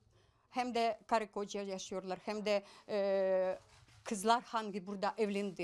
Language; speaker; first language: Turkish; non-native, learner; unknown